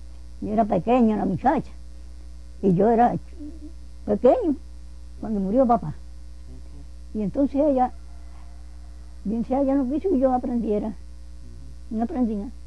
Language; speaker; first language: Spanish; native; Spanish